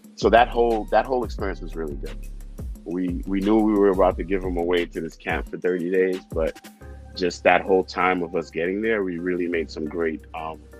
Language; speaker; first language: English; non-native, fluent; Haitian Creole